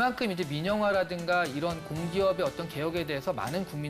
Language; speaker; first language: Korean; native; Korean